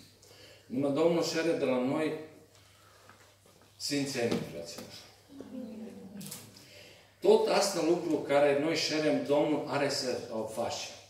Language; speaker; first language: Romanian; non-native, learner; Serbian